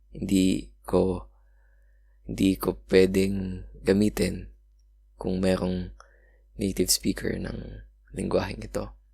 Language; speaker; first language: Filipino; native; Filipino